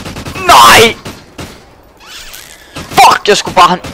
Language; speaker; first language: Danish; native; Danish